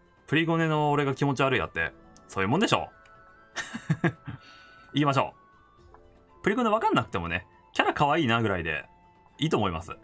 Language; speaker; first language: Japanese; native; Japanese